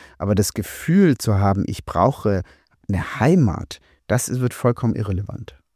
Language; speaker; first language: German; native; German